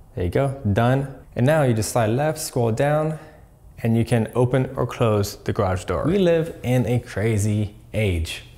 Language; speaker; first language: English; native; English